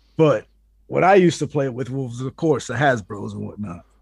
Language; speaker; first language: English; early bilingual, other home language; Spanish